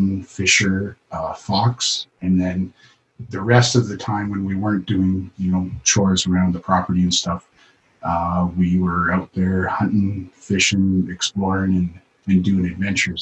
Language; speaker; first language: English; native; English